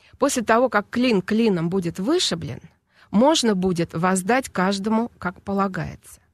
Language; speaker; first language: Russian; native; Russian